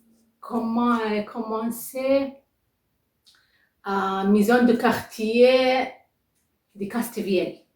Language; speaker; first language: French; non-native, learner; Arabic